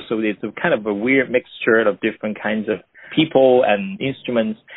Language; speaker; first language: English; non-native, local second language; Cantonese